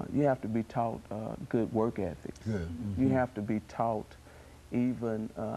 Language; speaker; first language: English; native; English